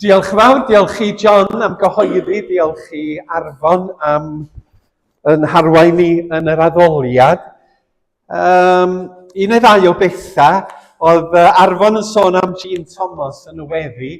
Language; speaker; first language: Welsh; native; Welsh